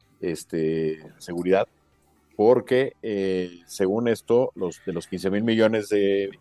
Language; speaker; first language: Spanish; native; Spanish